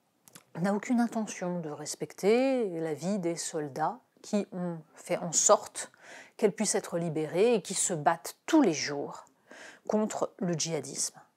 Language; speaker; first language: French; native; French